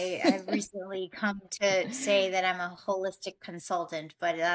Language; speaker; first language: English; native; English